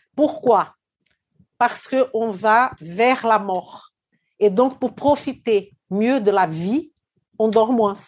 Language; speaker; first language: French; non-native, fluent; Portuguese